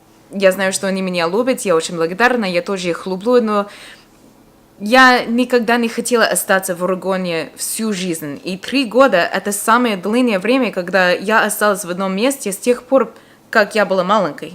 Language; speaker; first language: Russian; non-native, fluent; English